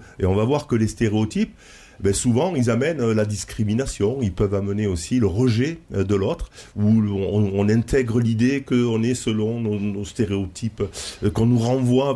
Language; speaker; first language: French; native; French